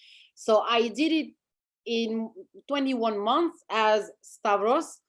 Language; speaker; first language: English; non-native, fluent; French